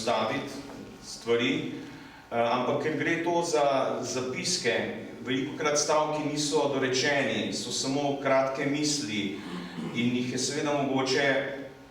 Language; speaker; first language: Slovenian; native; Slovenian